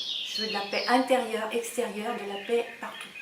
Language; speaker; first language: French; native; French